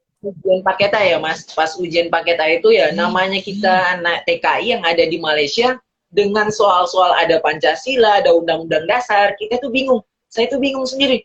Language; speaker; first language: Indonesian; early bilingual, heritage; Indonesian